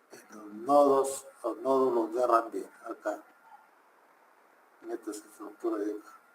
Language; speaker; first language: Spanish; native; Spanish